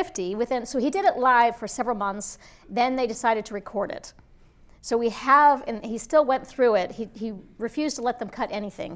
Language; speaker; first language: English; native; English